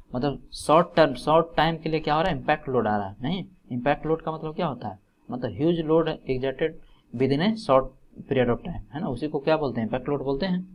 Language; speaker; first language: Hindi; native; Hindi